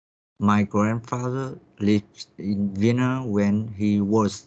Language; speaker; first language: English; non-native, learner; Vietnamese